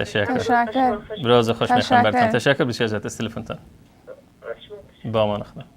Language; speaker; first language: Persian; native; Persian